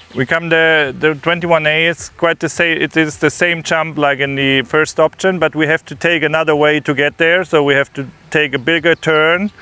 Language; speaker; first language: English; non-native, fluent; German